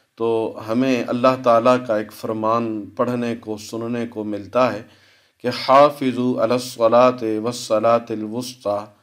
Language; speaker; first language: Urdu; native; Urdu